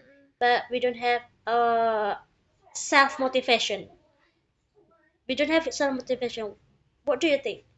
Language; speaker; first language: English; non-native, learner; Indonesian